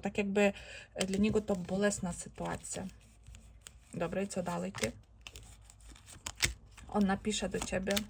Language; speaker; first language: Polish; non-native, learner; Ukrainian